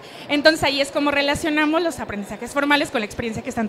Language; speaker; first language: Spanish; native; Spanish